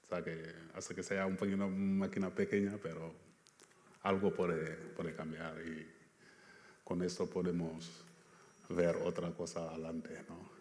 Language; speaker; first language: Spanish; non-native, fluent; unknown